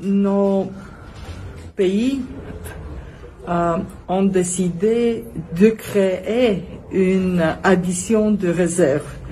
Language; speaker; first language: French; non-native, learner; Bulgarian